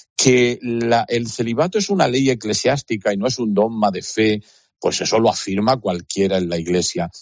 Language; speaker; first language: Spanish; native; Spanish